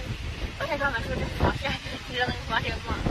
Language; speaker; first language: Chinese; native; Chinese